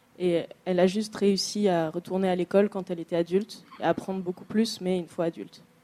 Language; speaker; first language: French; native; French